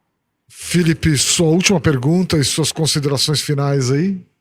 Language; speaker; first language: Portuguese; native; Portuguese